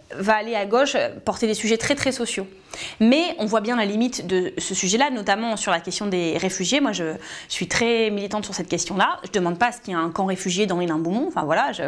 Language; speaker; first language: French; native; French